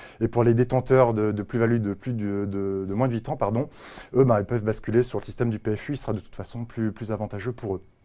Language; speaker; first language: French; native; French